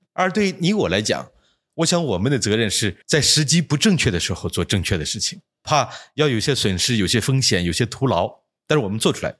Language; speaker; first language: Chinese; native; Chinese